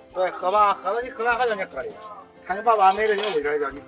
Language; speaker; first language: Chinese; native; Chinese